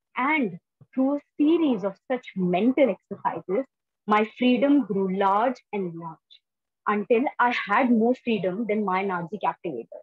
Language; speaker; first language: English; non-native, local second language; Hindi